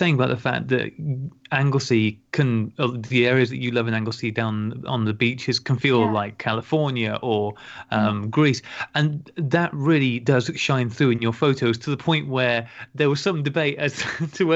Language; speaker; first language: English; native; English